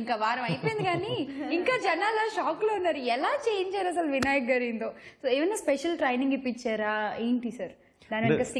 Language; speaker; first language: Telugu; native; Telugu